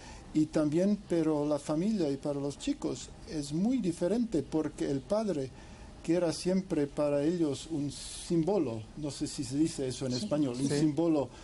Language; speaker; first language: Spanish; non-native, fluent; English